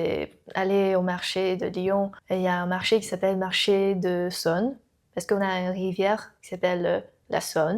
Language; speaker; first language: French; non-native, learner; Chinese